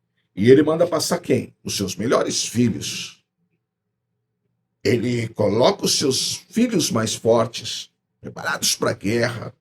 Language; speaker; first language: Portuguese; native; Portuguese